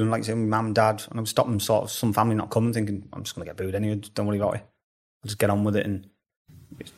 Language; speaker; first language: English; native; English